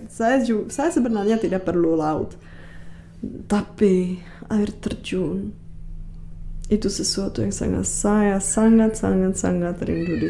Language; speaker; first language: Indonesian; non-native, fluent; Czech